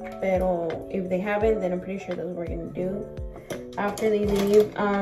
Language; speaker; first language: English; early bilingual, other home language; Spanish